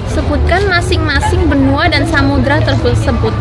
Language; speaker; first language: Indonesian; early bilingual, other home language; Japanese